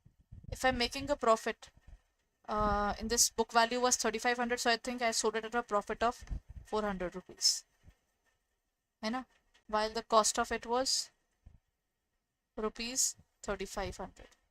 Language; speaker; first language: English; non-native, local second language; Hindi